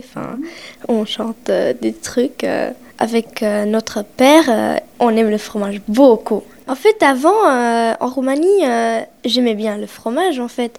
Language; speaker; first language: French; early bilingual, other home language; Romanian